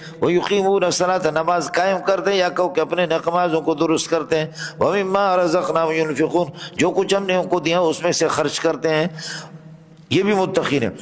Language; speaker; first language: Urdu; non-native, local second language; Baluchi